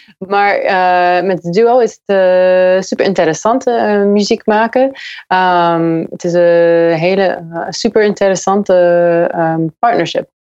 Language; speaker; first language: Dutch; non-native, learner; English